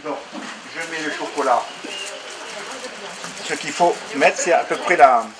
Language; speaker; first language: French; native; French